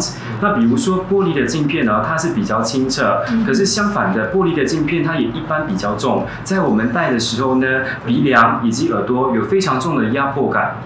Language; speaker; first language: Chinese; native; Chinese